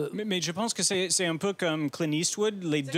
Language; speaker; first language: French; non-native, fluent; English